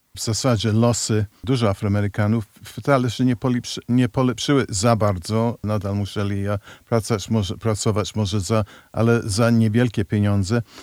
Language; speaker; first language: Polish; non-native, fluent; English